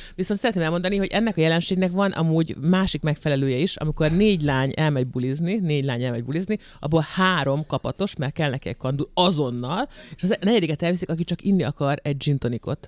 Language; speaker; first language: Hungarian; native; Hungarian